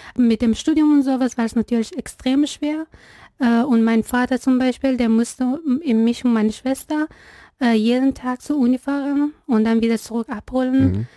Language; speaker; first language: German; non-native, fluent; Persian